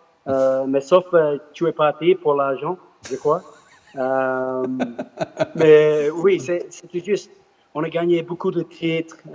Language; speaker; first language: French; non-native, learner; English